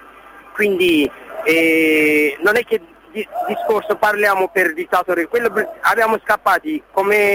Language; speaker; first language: Italian; non-native, learner; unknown